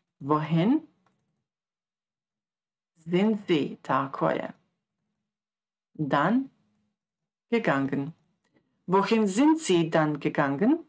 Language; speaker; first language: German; non-native, fluent; Croatian